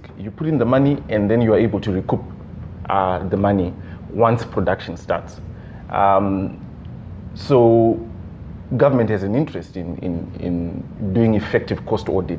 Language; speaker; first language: English; non-native, local second language; Shona